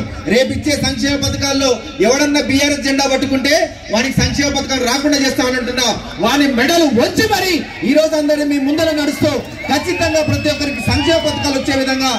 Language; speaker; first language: Telugu; native; Telugu